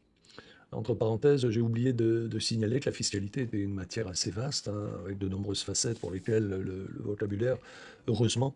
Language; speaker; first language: French; native; French